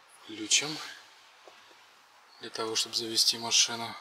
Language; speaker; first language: Russian; native; Russian